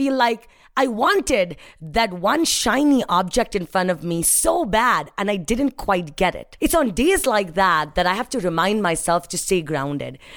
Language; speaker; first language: English; non-native, local second language; Hindi